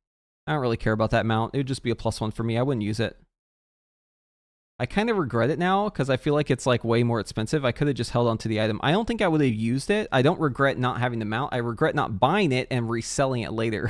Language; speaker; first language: English; native; English